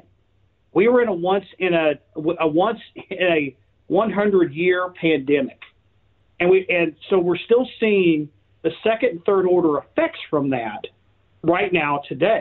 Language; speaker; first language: English; native; English